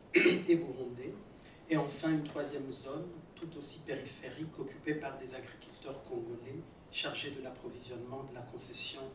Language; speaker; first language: French; non-native, local second language; Swahili